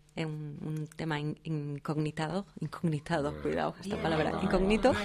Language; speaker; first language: Spanish; native; Spanish